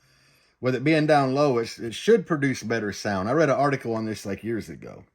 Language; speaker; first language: English; native; English